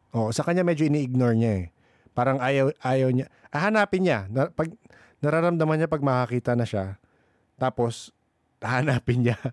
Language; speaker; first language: Filipino; native; Filipino